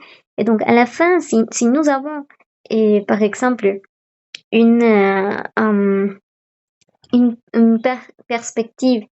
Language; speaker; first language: French; non-native, fluent; Spanish